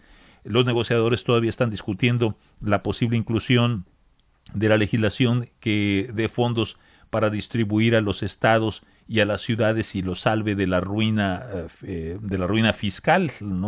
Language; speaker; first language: Spanish; native; Spanish